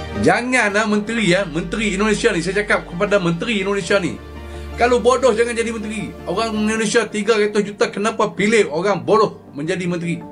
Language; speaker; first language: Malay; native; Malay